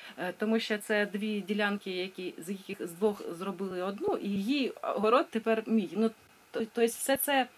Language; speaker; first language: Ukrainian; non-native, local second language; Russian